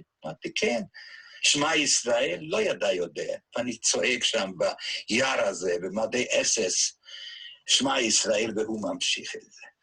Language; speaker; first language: Hebrew; non-native, fluent; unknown